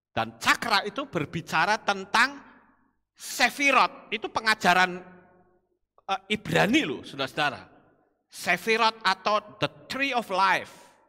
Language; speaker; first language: Indonesian; non-native, local second language; Javanese